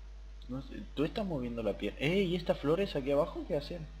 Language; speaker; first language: Spanish; native; Spanish